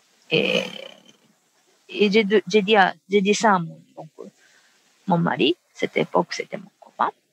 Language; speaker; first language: French; non-native, fluent; Japanese